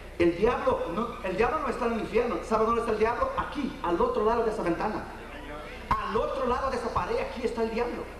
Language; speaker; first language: Spanish; non-native, fluent; Portuguese